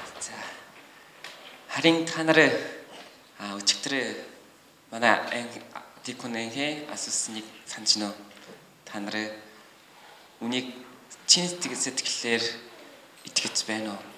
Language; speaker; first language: Mongolian; non-native, learner; Korean